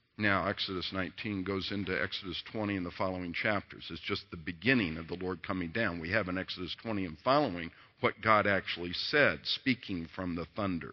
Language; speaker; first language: English; native; English